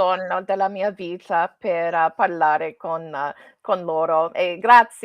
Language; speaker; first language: Italian; non-native, learner; English